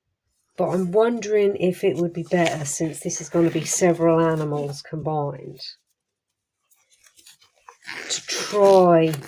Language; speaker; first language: English; native; English